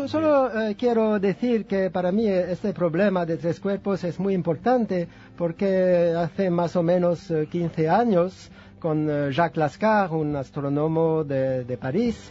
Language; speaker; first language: Spanish; non-native, fluent; French